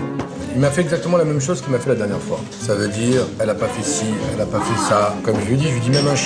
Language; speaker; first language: French; native; French